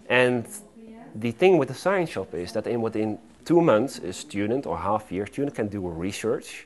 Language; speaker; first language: English; non-native, fluent; Dutch